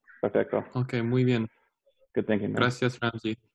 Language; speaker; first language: Spanish; non-native, learner; English